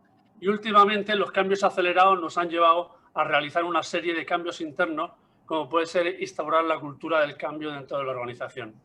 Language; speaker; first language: Spanish; native; Spanish